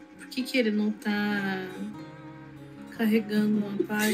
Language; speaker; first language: Portuguese; non-native, fluent; Russian